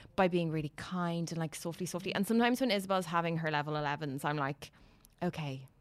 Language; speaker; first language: English; native; English